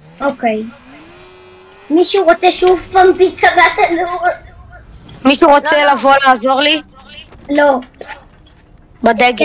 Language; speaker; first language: Hebrew; native; Hebrew